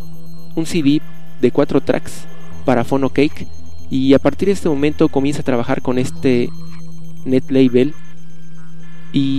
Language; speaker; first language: Spanish; native; Spanish